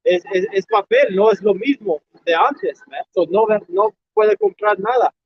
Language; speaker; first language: Spanish; non-native, learner; English